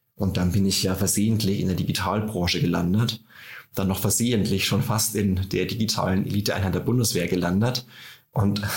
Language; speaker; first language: German; native; German